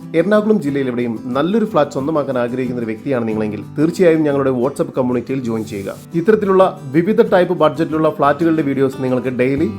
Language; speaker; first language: Malayalam; native; Malayalam